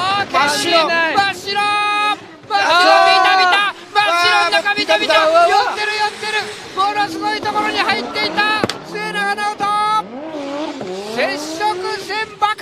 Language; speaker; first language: Japanese; native; Japanese